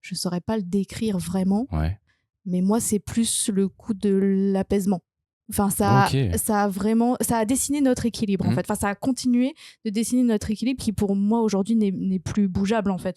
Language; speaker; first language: French; native; French